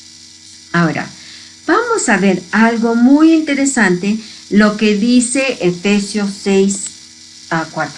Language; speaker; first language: Spanish; early bilingual, heritage; Spanish